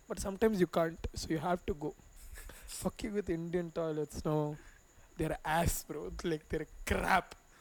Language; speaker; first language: English; non-native, local second language; Tamil